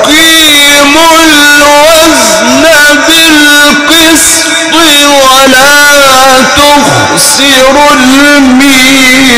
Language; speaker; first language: Arabic; native; Arabic